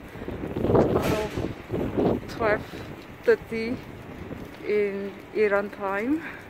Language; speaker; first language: English; non-native, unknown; Indonesian